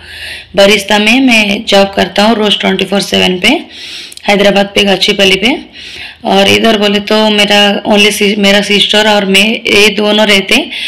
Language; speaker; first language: Hindi; non-native, local second language; Odia